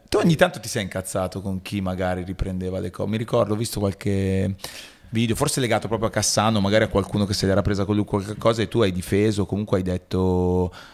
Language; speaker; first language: Italian; native; Italian